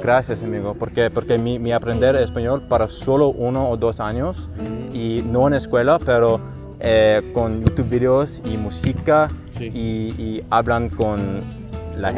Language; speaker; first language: Spanish; non-native, learner; English